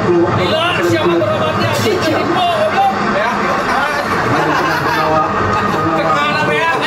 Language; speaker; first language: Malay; non-native, local second language; Sundanese